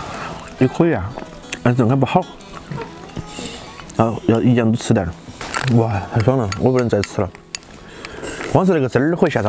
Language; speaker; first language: Chinese; native; Chinese